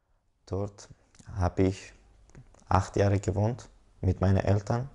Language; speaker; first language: German; non-native, learner; Persian